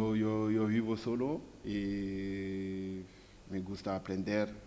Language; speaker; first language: Spanish; non-native, learner; French